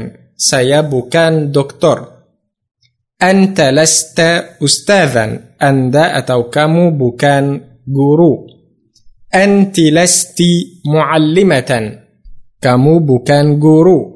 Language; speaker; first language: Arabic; non-native, fluent; Indonesian